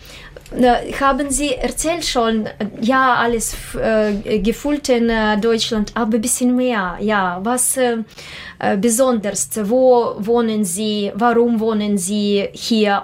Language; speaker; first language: German; non-native, learner; Russian